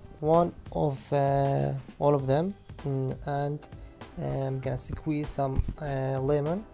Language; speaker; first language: English; non-native, learner; Arabic